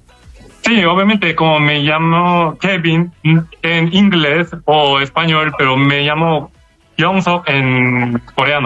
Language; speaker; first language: Spanish; non-native, learner; Korean